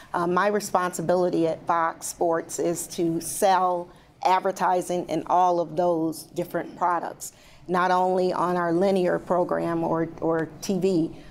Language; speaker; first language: English; native; English